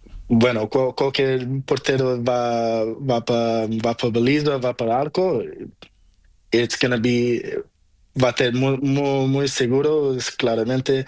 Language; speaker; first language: Spanish; non-native, learner; Portuguese